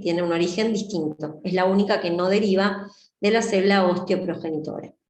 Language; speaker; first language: Spanish; native; Spanish